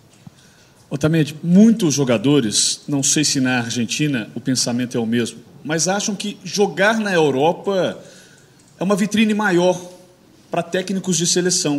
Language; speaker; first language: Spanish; non-native, learner; Portuguese